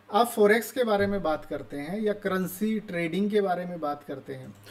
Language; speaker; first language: Hindi; native; Hindi